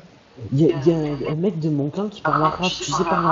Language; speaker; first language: French; native; French